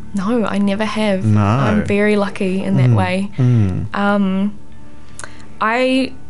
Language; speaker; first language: English; native; English